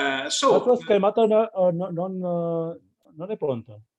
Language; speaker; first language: Italian; non-native, learner; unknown